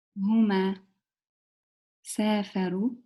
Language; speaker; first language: Arabic; non-native, learner; English